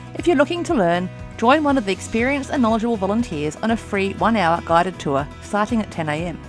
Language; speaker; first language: English; native; English